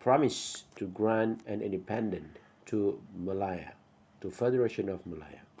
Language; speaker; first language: English; non-native, local second language; Malay